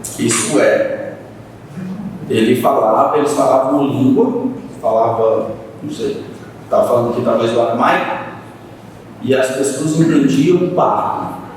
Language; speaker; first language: Portuguese; native; Portuguese